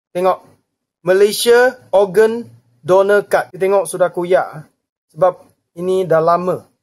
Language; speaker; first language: Malay; non-native, local second language; Chinese